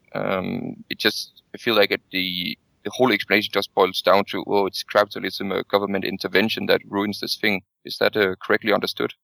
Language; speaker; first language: English; non-native, fluent; Danish